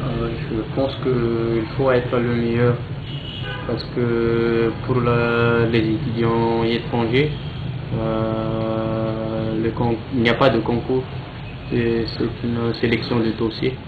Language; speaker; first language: French; non-native, local second language; Malagasy